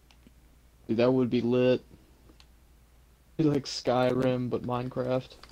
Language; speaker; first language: English; native; English